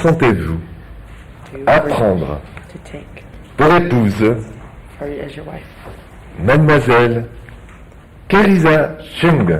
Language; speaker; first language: French; native; French